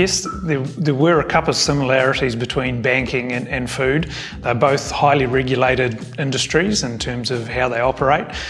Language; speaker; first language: English; native; English